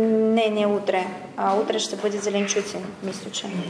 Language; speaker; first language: Bulgarian; non-native, fluent; Russian